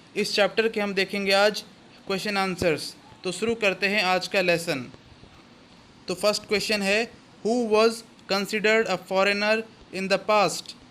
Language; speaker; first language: Hindi; native; Hindi